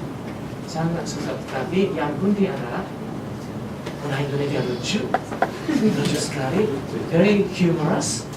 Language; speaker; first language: Indonesian; non-native, fluent; Japanese